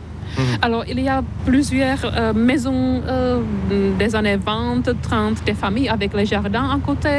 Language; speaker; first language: French; non-native, fluent; Czech